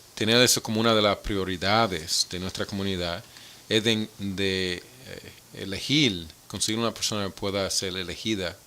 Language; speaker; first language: Spanish; early bilingual, other home language; English